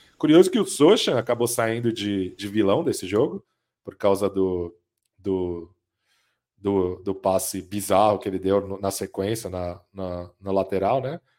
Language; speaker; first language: Portuguese; native; Portuguese